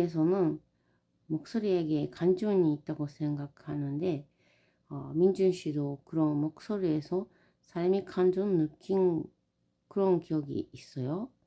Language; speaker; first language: Korean; non-native, learner; Japanese